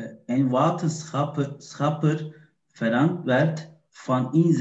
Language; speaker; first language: Dutch; non-native, learner; Turkish